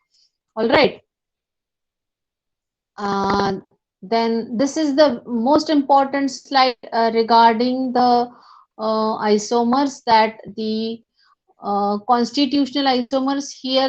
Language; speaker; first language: English; non-native, local second language; Hindi